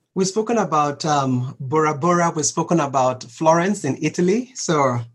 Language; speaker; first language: English; non-native, local second language; Yoruba